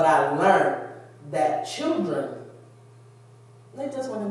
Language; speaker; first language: English; native; English